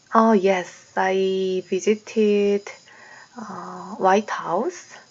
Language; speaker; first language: English; non-native, learner; Korean